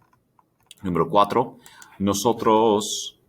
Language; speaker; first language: Spanish; non-native, fluent; English